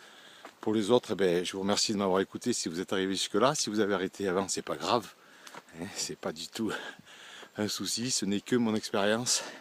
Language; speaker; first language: French; native; French